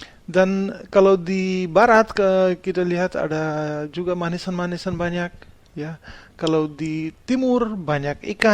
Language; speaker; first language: Indonesian; non-native, fluent; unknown